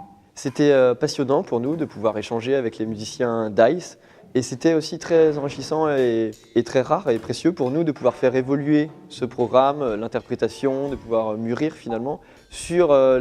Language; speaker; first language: French; native; French